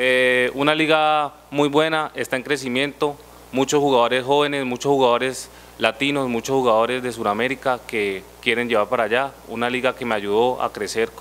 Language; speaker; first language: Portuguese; non-native, learner; Spanish